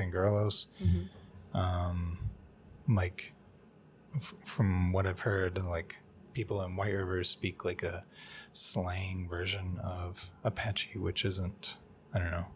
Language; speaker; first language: English; native; English